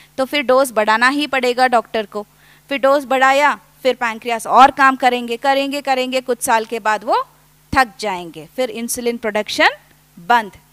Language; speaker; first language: Hindi; non-native, local second language; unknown